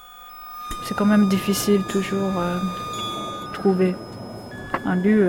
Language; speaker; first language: French; non-native, learner; Japanese